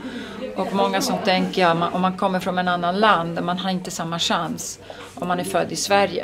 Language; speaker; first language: Swedish; non-native, fluent; Italian